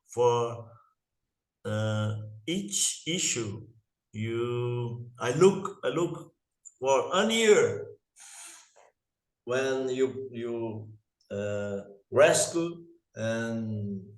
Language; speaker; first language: English; non-native, learner; Portuguese